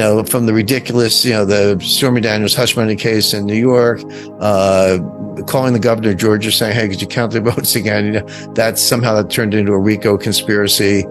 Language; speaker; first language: English; native; English